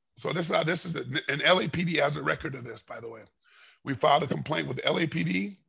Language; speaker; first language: English; native; English